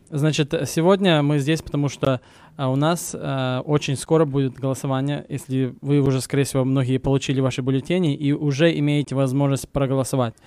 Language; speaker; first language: Russian; early bilingual, heritage; Russian